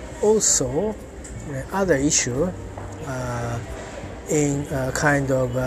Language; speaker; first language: English; non-native, learner; Japanese